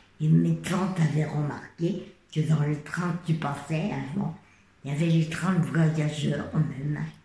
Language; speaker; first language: French; native; French